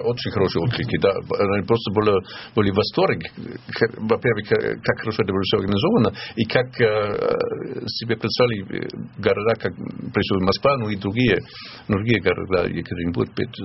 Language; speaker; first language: Russian; non-native, fluent; German